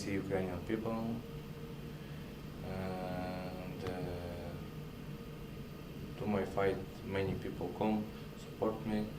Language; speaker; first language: English; non-native, learner; Russian